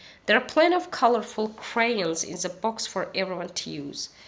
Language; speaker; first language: English; non-native, fluent; Azerbaijani